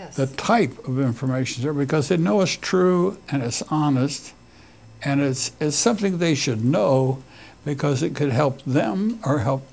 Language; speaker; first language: English; native; English